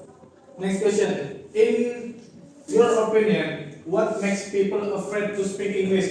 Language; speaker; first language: English; non-native, learner; Indonesian